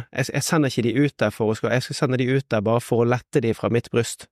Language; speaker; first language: Norwegian; native; Norwegian